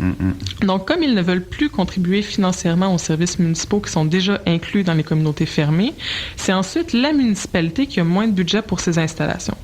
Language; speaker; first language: French; native; French